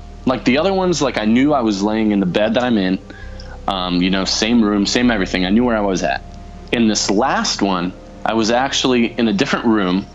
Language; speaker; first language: English; native; English